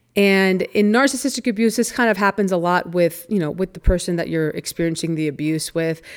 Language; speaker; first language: English; native; English